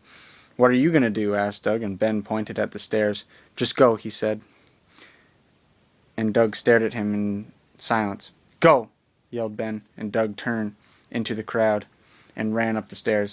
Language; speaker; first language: English; native; English